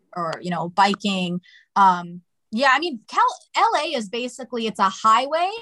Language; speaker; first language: English; native; English